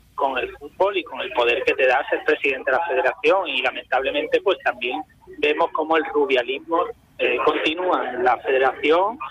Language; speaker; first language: Spanish; native; Spanish